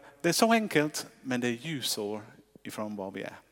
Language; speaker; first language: Swedish; non-native, fluent; English